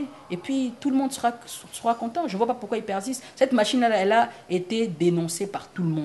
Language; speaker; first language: French; non-native, local second language; Lingala